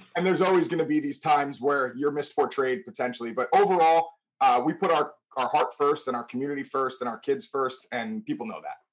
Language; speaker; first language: English; native; English